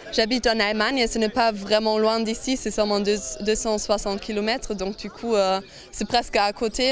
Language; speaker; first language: French; non-native, fluent; German